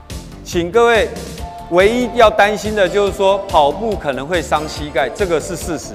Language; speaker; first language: Chinese; native; Chinese